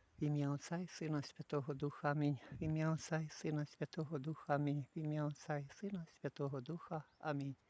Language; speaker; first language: Ukrainian; native; Ukrainian